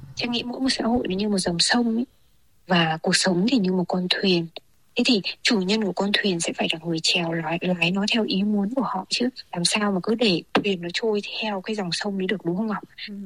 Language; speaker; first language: Vietnamese; native; Vietnamese